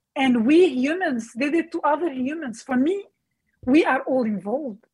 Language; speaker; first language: English; non-native, fluent; Arabic